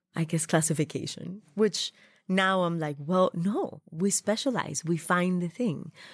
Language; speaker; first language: English; non-native, fluent; Spanish